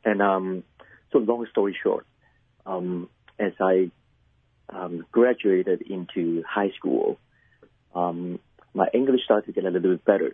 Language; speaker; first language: English; early bilingual, other home language; Cantonese